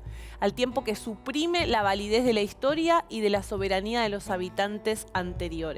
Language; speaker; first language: Spanish; native; Spanish